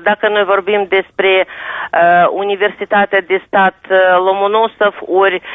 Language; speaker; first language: Romanian; non-native, local second language; Russian